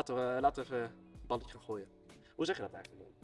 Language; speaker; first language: Dutch; native; Dutch